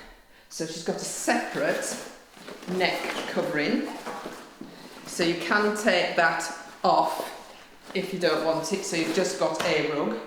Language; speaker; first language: English; native; English